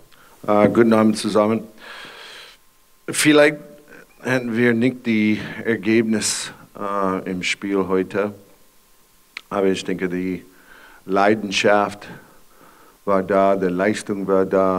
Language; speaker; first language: German; non-native, fluent; English